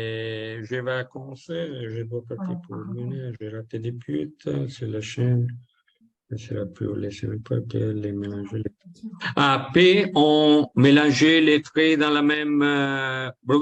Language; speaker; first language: French; non-native, learner; Italian